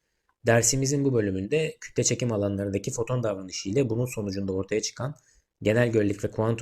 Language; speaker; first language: Turkish; native; Turkish